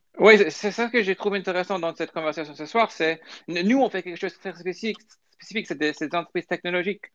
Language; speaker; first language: French; non-native, fluent; English